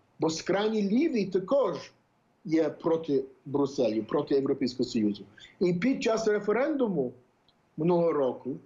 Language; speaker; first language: Ukrainian; early bilingual, heritage; English